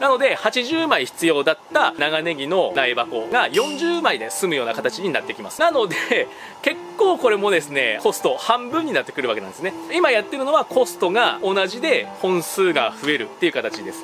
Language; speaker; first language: Japanese; native; Japanese